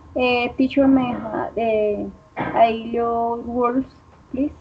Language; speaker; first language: English; non-native, learner; Spanish